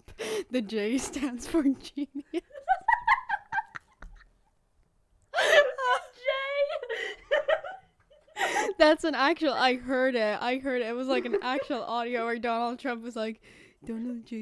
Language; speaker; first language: English; non-native, fluent; Finnish